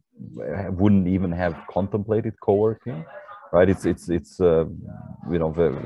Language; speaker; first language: English; non-native, fluent; Hungarian